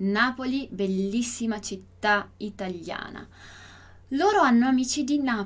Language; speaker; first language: Italian; non-native, fluent; Portuguese